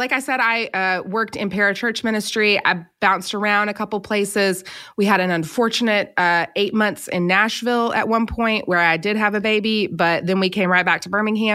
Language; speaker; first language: English; native; English